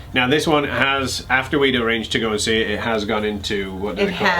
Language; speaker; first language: English; native; English